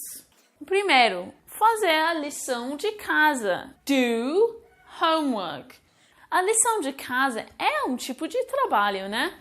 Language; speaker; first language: Portuguese; non-native, fluent; English